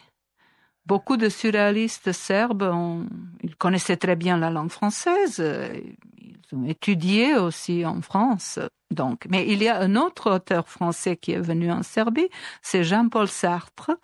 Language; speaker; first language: French; non-native, fluent; Serbian